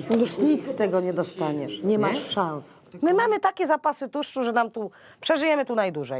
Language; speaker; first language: Polish; native; Polish